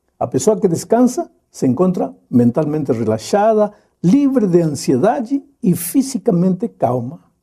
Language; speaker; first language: Portuguese; non-native, fluent; Spanish